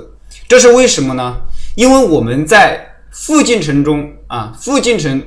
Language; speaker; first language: Chinese; native; Chinese